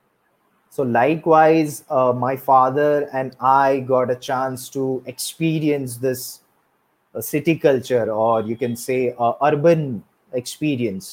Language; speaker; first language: English; non-native, local second language; Gujarati